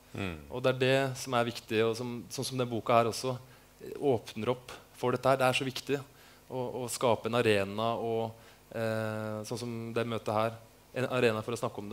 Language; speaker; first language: Norwegian; native; Norwegian